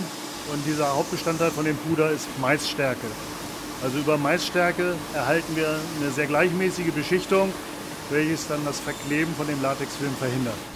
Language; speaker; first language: German; native; German